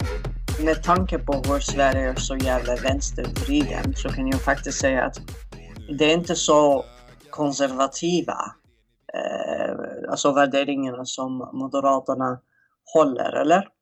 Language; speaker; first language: Swedish; non-native, fluent; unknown